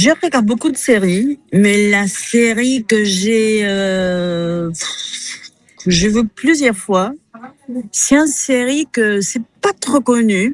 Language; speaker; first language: French; non-native, fluent; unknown